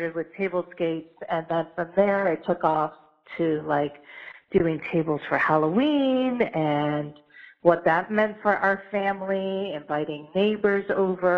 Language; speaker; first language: English; native; English